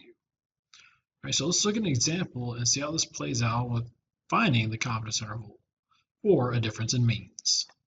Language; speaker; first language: English; native; English